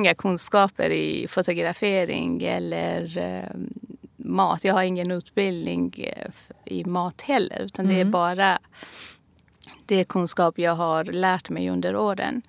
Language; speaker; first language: Swedish; non-native, fluent; Persian